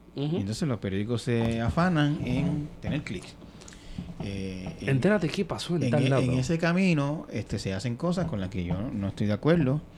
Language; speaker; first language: Spanish; native; Spanish